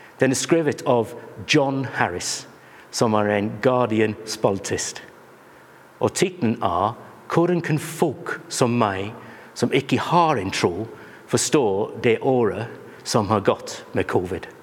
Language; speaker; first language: Norwegian; non-native, fluent; English